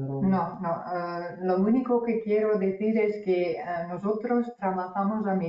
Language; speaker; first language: Spanish; non-native, fluent; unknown